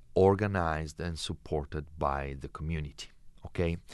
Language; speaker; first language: English; non-native, fluent; Italian